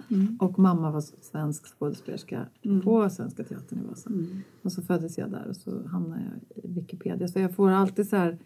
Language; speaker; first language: Swedish; native; Swedish